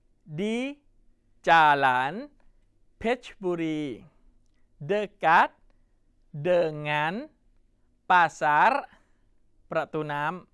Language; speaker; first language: Indonesian; non-native, fluent; Thai